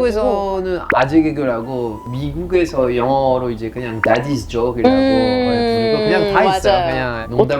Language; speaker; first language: Korean; non-native, fluent; French